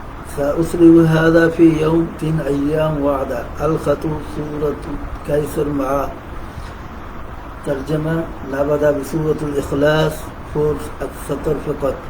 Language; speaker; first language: Arabic; non-native, learner; Urdu